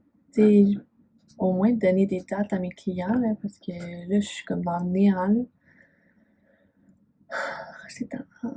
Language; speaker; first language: French; native; French